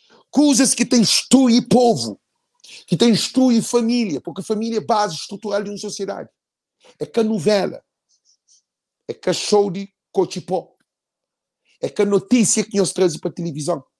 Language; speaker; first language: Portuguese; non-native, local second language; Kabuverdianu